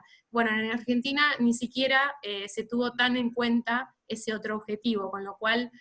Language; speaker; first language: Spanish; native; Spanish